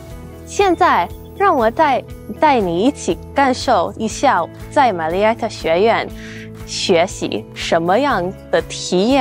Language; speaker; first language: Chinese; non-native, fluent; English